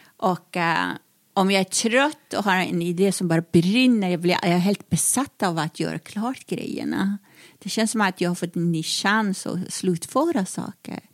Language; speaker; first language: Swedish; non-native, fluent; Persian